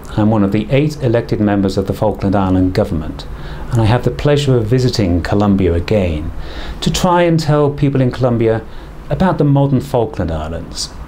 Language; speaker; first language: English; native; English